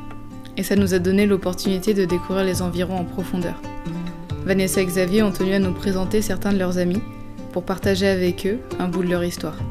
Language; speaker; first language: French; native; French